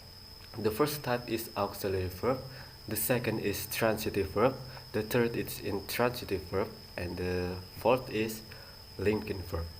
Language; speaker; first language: English; non-native, learner; Indonesian